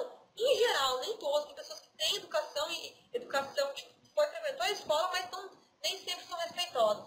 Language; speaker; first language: Portuguese; native; Portuguese